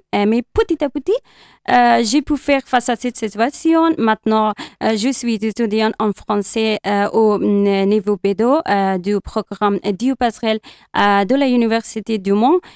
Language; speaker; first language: French; non-native, learner; Persian